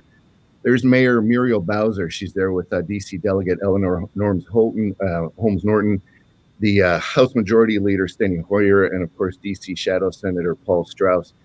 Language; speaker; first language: English; native; English